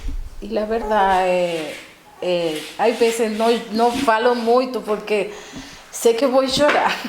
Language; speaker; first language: Portuguese; non-native, learner; Spanish